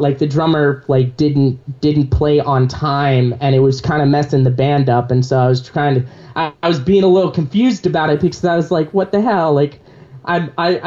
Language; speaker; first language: English; native; English